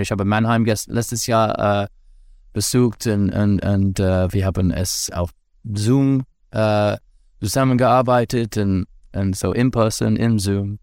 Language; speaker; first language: German; non-native, learner; English